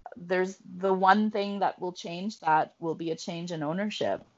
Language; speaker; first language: English; native; English